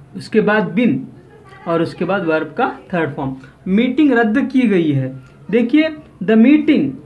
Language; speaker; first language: Hindi; non-native, local second language; Marathi